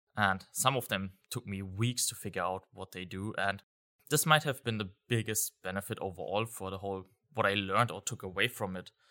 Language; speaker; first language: English; non-native, fluent; German